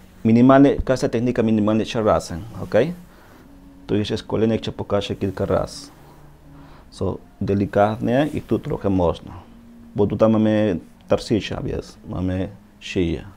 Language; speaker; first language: Polish; non-native, learner; Spanish